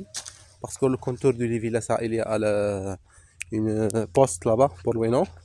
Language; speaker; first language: French; non-native, local second language; Arabic